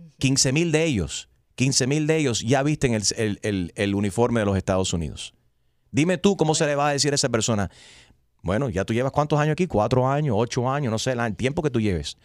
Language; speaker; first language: Spanish; early bilingual, heritage; Spanish